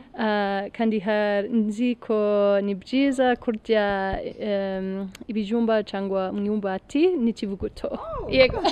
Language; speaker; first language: Kinyarwanda; non-native, learner; English